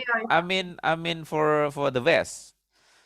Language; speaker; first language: English; non-native, learner; Indonesian